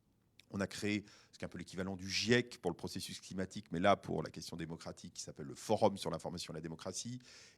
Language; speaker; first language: French; native; French